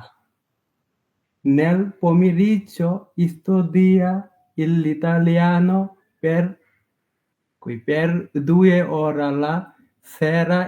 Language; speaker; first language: Italian; non-native, learner; Bangla